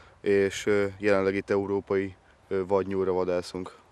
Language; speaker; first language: Hungarian; native; Hungarian